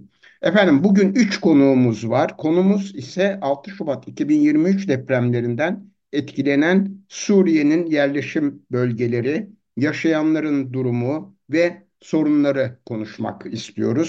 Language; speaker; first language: Turkish; native; Turkish